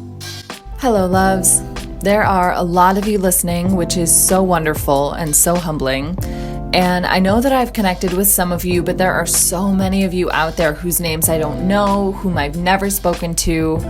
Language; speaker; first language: English; native; English